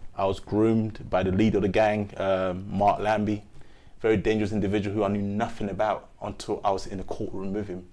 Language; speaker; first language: English; early bilingual, other home language; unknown